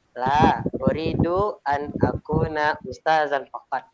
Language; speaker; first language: Arabic; non-native, learner; Indonesian